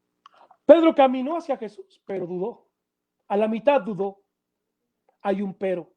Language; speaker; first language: Spanish; native; Spanish